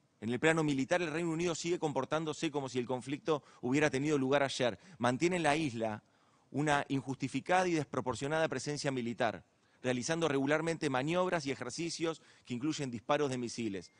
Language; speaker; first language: Spanish; native; Spanish